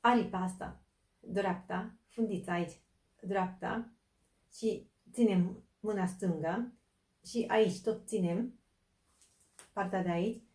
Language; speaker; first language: Romanian; non-native, fluent; Japanese